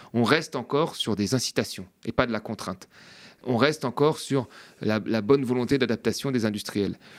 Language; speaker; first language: French; native; French